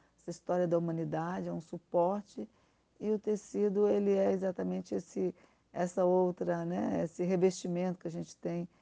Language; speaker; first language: Portuguese; native; Portuguese